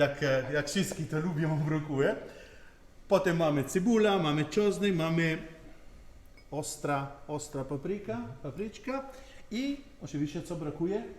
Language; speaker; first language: Polish; non-native, learner; Italian